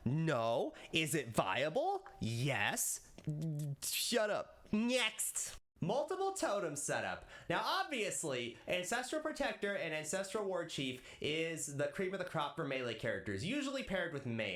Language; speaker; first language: English; native; English